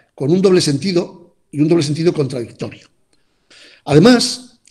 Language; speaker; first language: Spanish; native; Spanish